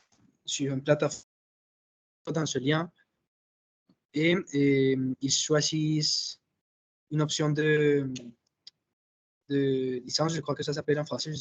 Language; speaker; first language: French; non-native, fluent; Spanish